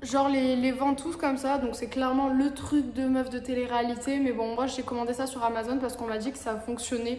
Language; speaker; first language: French; native; French